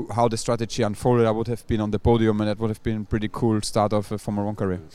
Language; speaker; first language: English; non-native, fluent; German